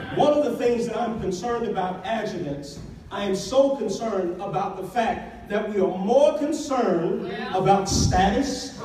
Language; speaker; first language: English; native; English